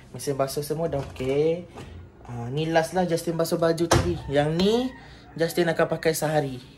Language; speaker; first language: Malay; non-native, local second language; Iban